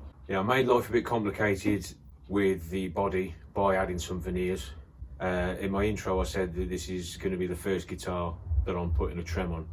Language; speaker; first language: English; native; English